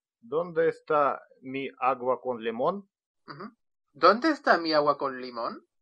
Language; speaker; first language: Spanish; non-native, learner; Russian